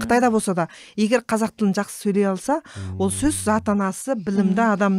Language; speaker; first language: Kazakh; early bilingual, heritage; Kazakh